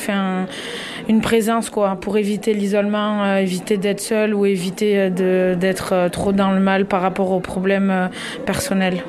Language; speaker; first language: French; native; French